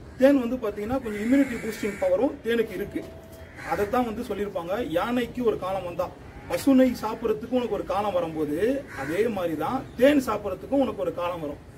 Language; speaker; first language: Tamil; native; Tamil